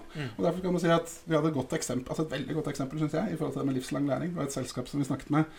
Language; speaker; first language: Norwegian; native; Norwegian